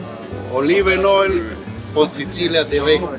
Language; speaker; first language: German; non-native, learner; Italian